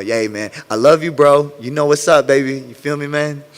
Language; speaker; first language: English; native; English